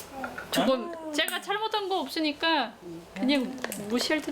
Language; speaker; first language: Korean; non-native, fluent; French